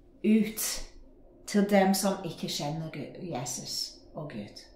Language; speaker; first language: Norwegian; non-native, fluent; English